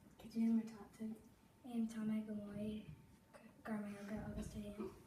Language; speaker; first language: Irish; non-native, learner; English